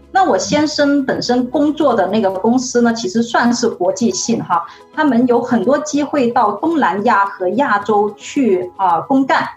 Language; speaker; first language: Chinese; native; Chinese